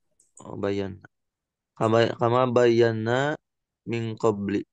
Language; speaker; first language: Arabic; non-native, learner; Indonesian